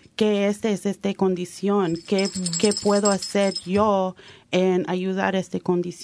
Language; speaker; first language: Spanish; early bilingual, heritage; Spanish